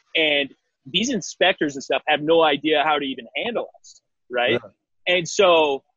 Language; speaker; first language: English; native; English